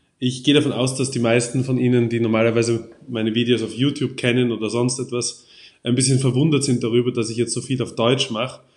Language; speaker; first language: German; native; German